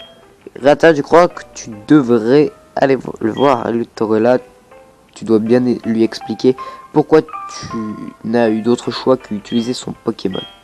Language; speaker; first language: French; native; French